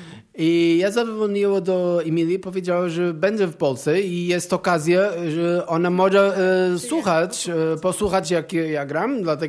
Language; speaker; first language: Polish; non-native, learner; Portuguese